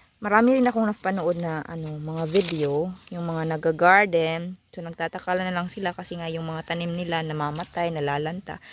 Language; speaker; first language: Filipino; non-native, local second language; Cebuano